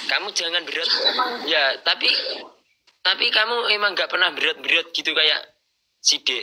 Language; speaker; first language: Indonesian; non-native, local second language; Javanese